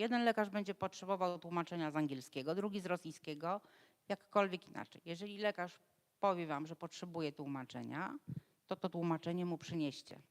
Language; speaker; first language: Polish; native; Polish